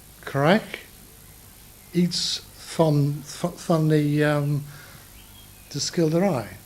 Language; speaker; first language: Dutch; non-native, learner; English